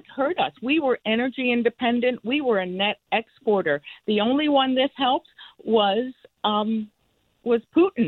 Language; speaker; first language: English; non-native, fluent; Spanish